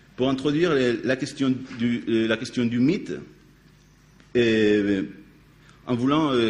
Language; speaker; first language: French; non-native, fluent; Spanish